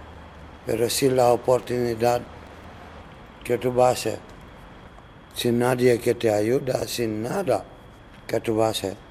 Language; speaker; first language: Spanish; non-native, learner; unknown